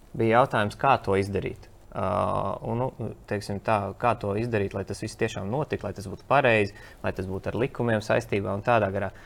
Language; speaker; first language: Latvian; native; Latvian